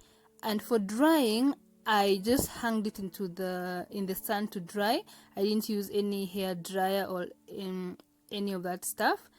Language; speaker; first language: English; non-native, local second language; Swahili